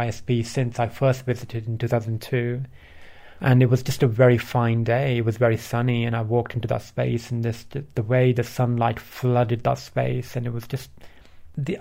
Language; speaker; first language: English; early bilingual, other home language; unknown